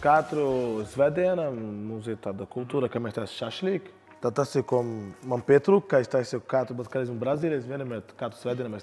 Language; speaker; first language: Latvian; non-native, learner; Portuguese